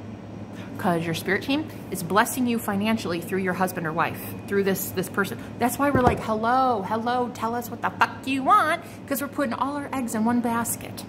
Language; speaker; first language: English; native; English